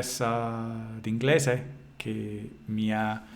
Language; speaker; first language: Italian; non-native, learner; English